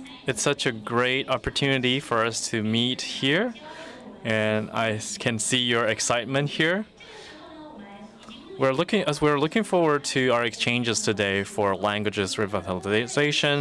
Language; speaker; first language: English; non-native, fluent; Chinese